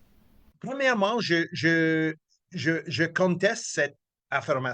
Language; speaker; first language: French; non-native, local second language; English